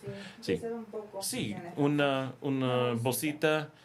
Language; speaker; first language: Spanish; non-native, learner; English